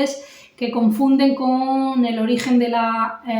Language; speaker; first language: Spanish; native; Spanish